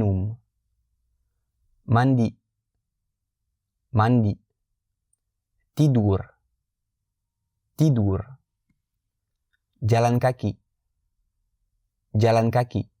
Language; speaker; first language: Indonesian; non-native, fluent; French